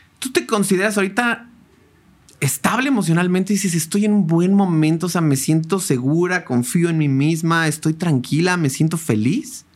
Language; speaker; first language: Spanish; native; Spanish